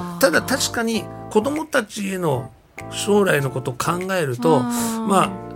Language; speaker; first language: Japanese; native; Japanese